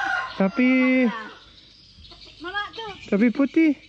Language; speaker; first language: Indonesian; non-native, learner; Danish